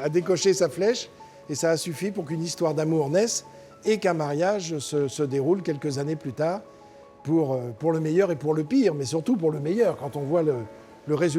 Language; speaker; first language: French; native; French